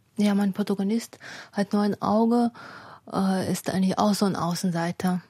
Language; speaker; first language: German; non-native, fluent; Russian